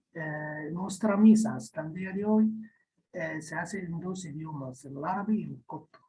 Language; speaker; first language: Spanish; non-native, fluent; Arabic